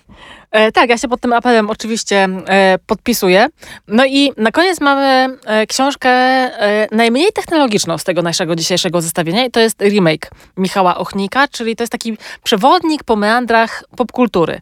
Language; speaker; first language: Polish; native; Polish